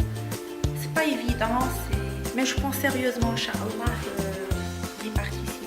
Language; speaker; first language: French; non-native, local second language; Arabic